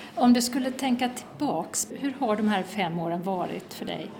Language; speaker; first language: Swedish; native; Swedish